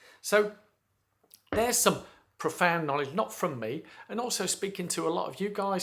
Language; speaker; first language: English; native; English